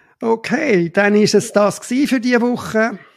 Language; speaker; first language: German; native; German